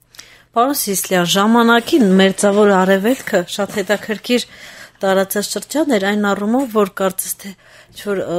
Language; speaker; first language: Armenian; native; Armenian